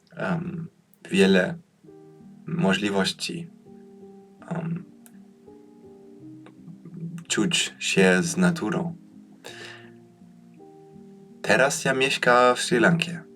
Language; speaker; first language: Polish; early bilingual, heritage; Polish